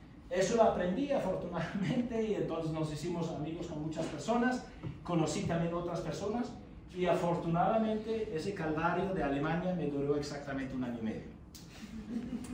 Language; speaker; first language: Spanish; non-native, fluent; German